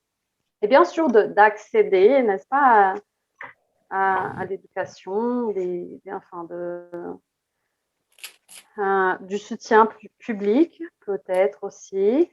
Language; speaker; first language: French; non-native, fluent; Portuguese